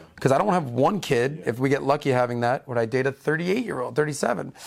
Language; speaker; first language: English; native; English